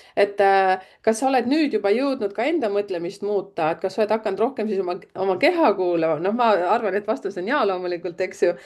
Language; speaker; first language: Estonian; native; Estonian